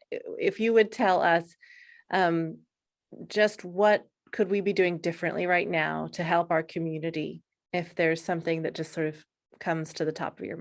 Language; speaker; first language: English; native; English